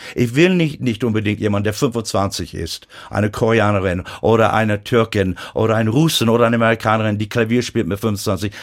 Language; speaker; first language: German; non-native, fluent; English